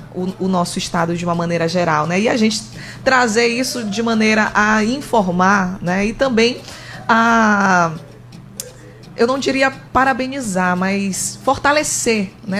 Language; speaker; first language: Portuguese; native; Portuguese